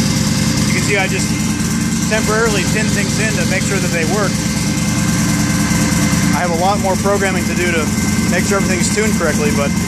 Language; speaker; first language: English; native; English